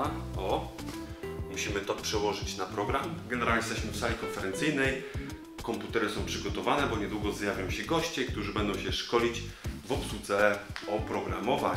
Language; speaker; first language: Polish; native; Polish